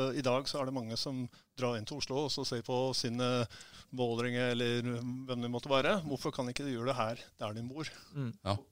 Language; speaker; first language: Norwegian; early bilingual, heritage; Norwegian